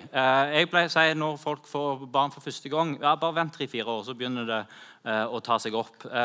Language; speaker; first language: Norwegian; native; Norwegian